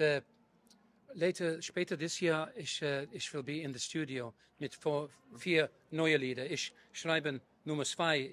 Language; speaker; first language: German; non-native, learner; English